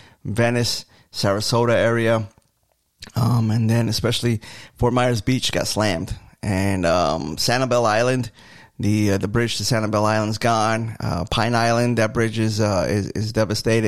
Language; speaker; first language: English; native; English